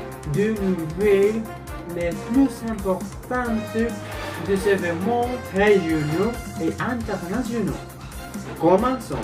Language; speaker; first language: French; non-native, learner; Spanish